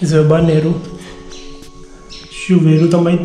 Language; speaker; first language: Portuguese; non-native, learner; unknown